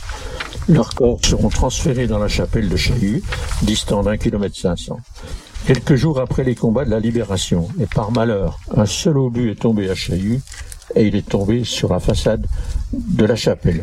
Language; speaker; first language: French; native; French